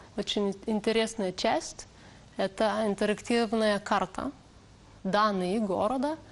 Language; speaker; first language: Russian; non-native, learner; Lithuanian